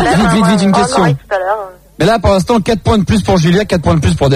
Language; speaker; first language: French; native; French